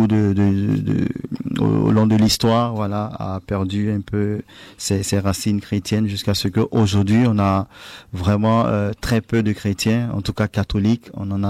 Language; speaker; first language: French; non-native, local second language; Baoulé